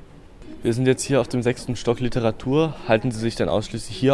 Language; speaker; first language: German; native; German